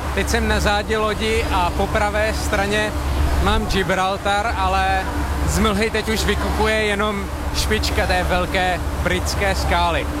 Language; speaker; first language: Czech; native; Czech